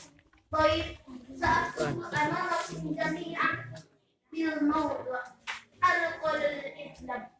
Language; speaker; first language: Arabic; non-native, learner; Indonesian